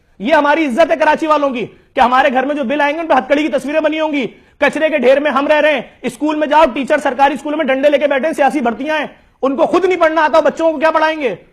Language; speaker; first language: Urdu; native; Urdu